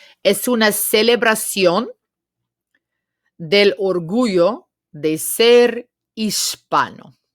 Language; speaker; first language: Spanish; non-native, fluent; English